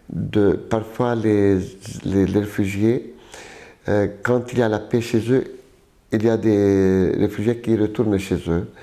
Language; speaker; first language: French; non-native, local second language; Arabic